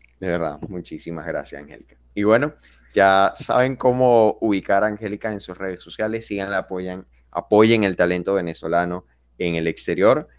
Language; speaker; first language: Spanish; native; Spanish